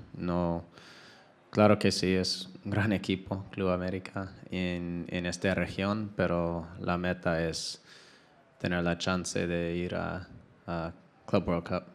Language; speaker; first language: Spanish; non-native, fluent; English